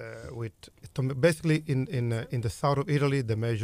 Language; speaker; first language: English; non-native, fluent; Italian